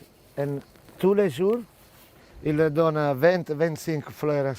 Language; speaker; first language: French; non-native, fluent; Italian